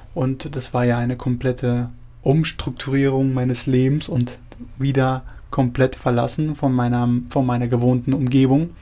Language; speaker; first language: German; early bilingual, other home language; Spanish